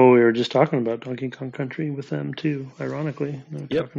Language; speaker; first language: English; native; English